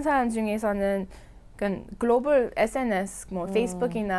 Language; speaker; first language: Korean; non-native, fluent; English